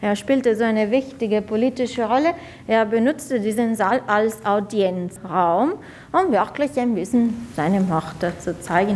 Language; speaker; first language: German; non-native, fluent; Italian